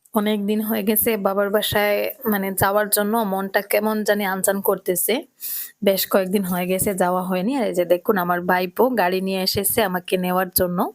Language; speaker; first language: Bangla; native; Bangla